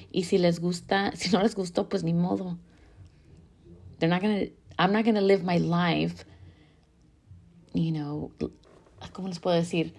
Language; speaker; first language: Spanish; early bilingual, heritage; Spanish